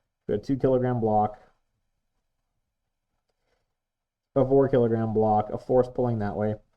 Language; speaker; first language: English; native; English